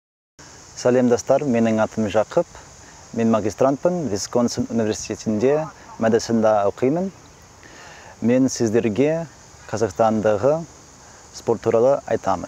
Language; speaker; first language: Kazakh; non-native, learner; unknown